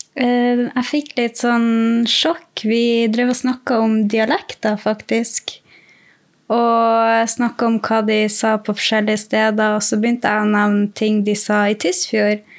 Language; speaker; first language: Norwegian; native; Norwegian